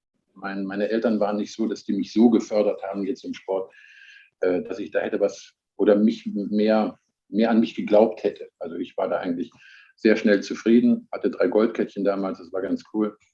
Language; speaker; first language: German; native; German